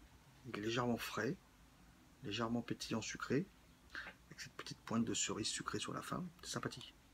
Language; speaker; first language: French; native; French